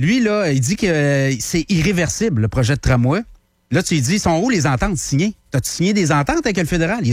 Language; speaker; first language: French; native; French